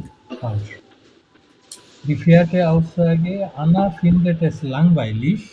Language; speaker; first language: German; non-native, fluent; Bangla